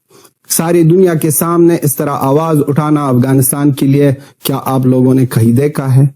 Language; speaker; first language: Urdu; non-native, fluent; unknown